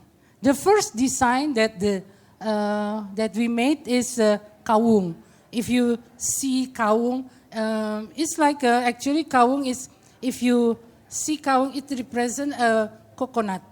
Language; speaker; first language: English; non-native, fluent; Indonesian